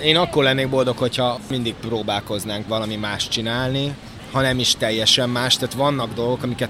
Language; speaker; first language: Hungarian; native; Hungarian